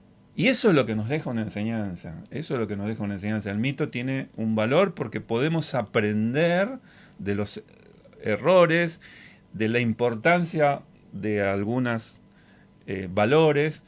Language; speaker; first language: Spanish; native; Spanish